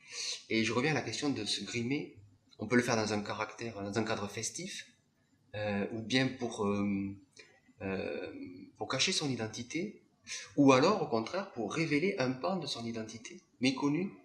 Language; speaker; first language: French; native; French